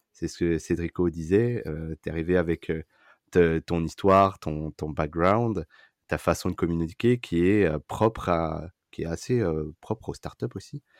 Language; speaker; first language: French; non-native, fluent; Filipino